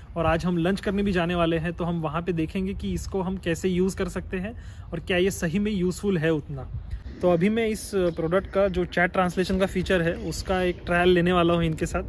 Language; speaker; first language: Hindi; native; Hindi